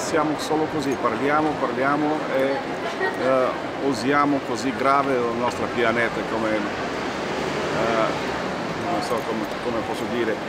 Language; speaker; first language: Italian; non-native, learner; Bulgarian